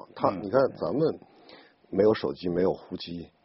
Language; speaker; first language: Chinese; native; Chinese